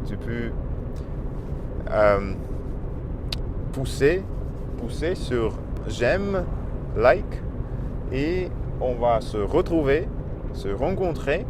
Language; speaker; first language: French; non-native, learner; Russian